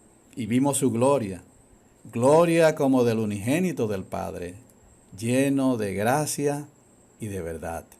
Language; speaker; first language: Spanish; native; Spanish